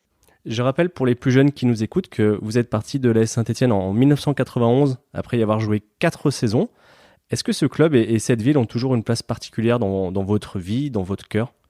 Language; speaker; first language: French; native; French